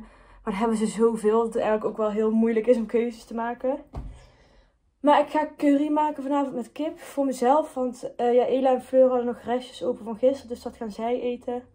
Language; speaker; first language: Dutch; native; Dutch